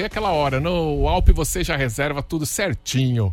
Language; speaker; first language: Portuguese; native; Portuguese